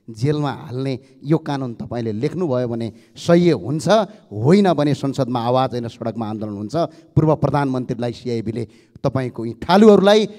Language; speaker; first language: Nepali; native; Nepali